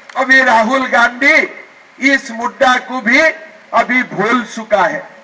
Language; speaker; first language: Hindi; non-native, local second language; Assamese